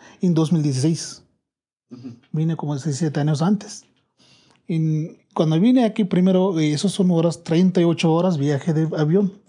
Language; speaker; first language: Spanish; non-native, learner; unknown